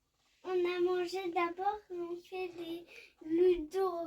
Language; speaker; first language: French; early bilingual, other home language; Bangla